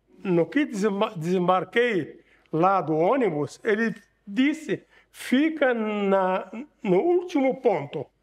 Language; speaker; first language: Portuguese; non-native, fluent; Arabic